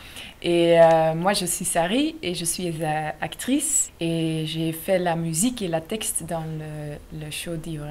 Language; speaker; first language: French; non-native, local second language; Dutch